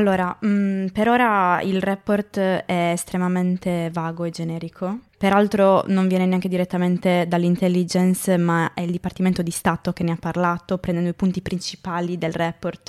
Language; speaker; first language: Italian; native; Italian